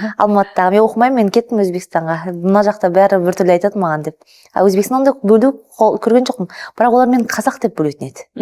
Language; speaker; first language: Kazakh; early bilingual, heritage; Kazakh